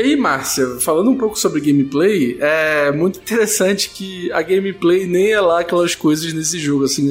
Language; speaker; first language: Portuguese; native; Portuguese